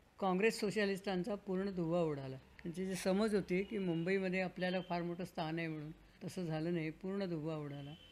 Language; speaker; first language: Marathi; native; Marathi